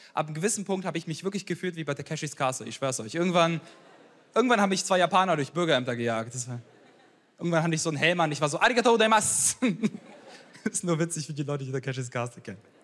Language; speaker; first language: German; early bilingual, other home language; Ukrainian